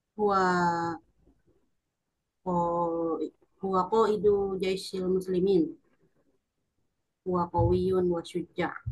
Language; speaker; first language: Arabic; non-native, learner; Indonesian